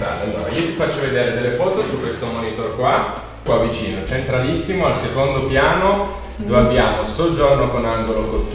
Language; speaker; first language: Italian; native; Italian